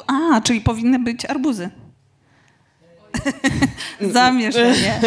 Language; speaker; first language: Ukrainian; non-native, fluent; Polish